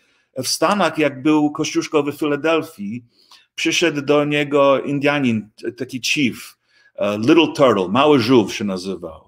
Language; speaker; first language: Polish; early bilingual, heritage; English